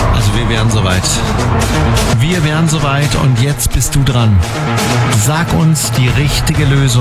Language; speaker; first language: German; native; German